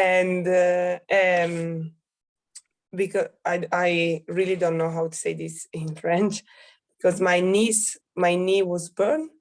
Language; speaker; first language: English; non-native, fluent; Italian